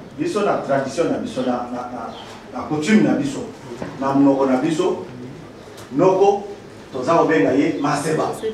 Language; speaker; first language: Lingala; non-native, local second language; Luba-Lulua